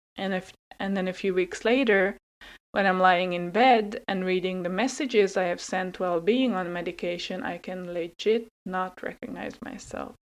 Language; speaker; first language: English; non-native, fluent; Hungarian